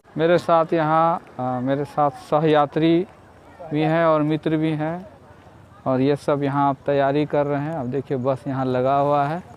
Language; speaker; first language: Hindi; native; Hindi